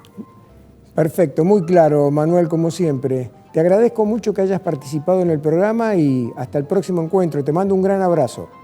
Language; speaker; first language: Spanish; native; Spanish